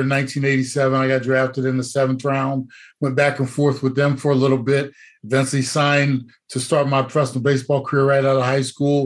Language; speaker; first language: English; native; English